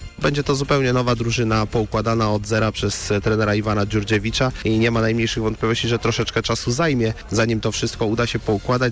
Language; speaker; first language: Polish; native; Polish